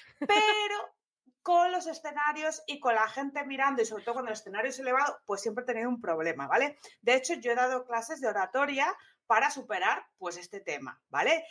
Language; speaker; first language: Spanish; native; Spanish